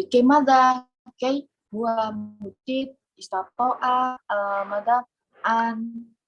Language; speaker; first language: Arabic; non-native, learner; Indonesian